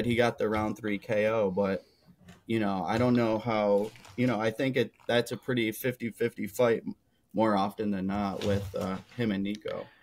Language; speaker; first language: English; native; English